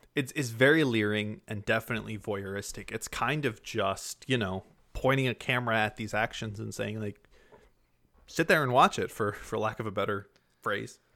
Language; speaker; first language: English; early bilingual, other home language; German